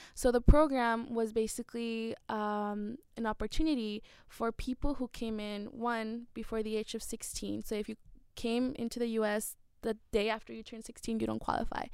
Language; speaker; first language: English; early bilingual, other home language; Spanish